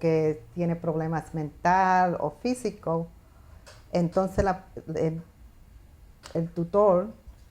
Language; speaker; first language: Spanish; early bilingual, heritage; Spanish